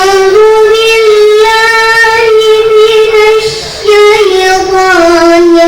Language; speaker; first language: Arabic; non-native, learner; Indonesian